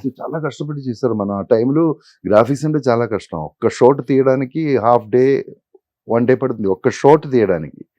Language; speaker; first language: Telugu; non-native, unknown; Malayalam